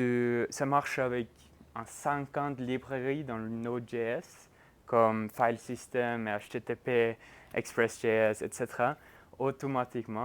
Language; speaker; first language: French; non-native, fluent; Norwegian